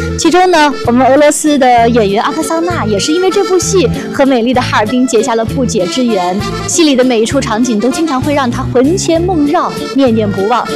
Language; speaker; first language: Chinese; native; Chinese